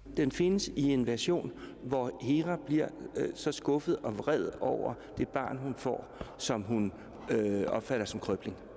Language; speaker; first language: Danish; native; Danish